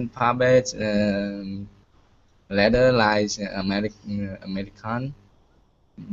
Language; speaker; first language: English; non-native, learner; Vietnamese